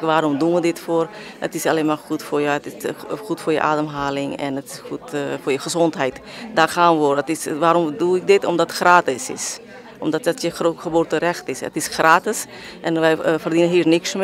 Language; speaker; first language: Dutch; early bilingual, other home language; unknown